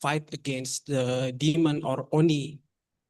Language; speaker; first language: English; non-native, fluent; Indonesian